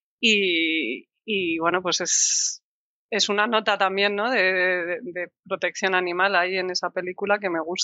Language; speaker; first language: Spanish; native; Spanish